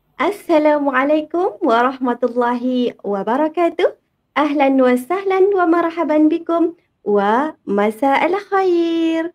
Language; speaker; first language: Arabic; non-native, local second language; Malay